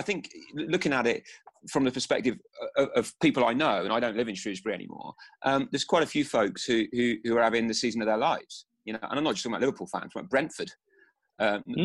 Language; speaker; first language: English; native; English